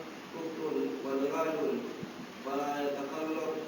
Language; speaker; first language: Arabic; non-native, learner; Indonesian